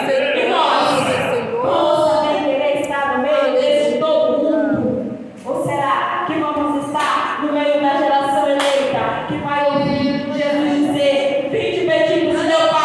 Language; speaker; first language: Portuguese; native; Portuguese